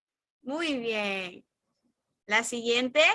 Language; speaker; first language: Spanish; native; Spanish